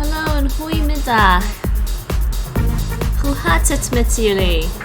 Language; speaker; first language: Dutch; non-native, learner; English